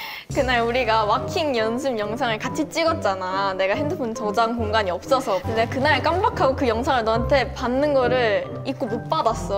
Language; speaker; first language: Korean; non-native, fluent; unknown